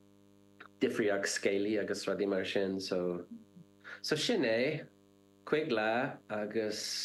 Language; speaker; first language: Irish; non-native, learner; English